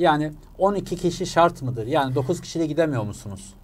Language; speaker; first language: Turkish; native; Turkish